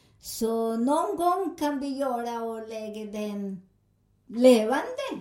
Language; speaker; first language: Swedish; non-native, learner; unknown